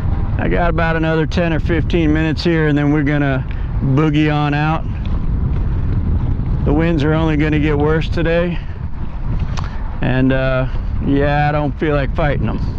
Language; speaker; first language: English; native; English